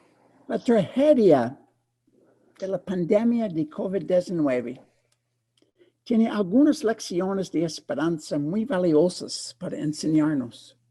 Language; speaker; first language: Spanish; non-native, fluent; English